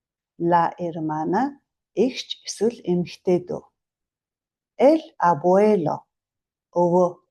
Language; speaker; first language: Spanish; non-native, fluent; Mongolian